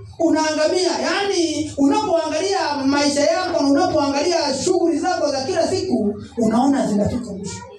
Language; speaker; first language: Swahili; non-native, local second language; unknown